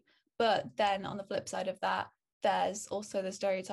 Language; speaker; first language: English; native; English